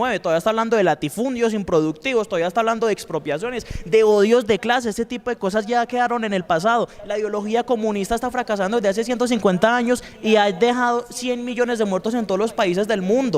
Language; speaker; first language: Spanish; native; Spanish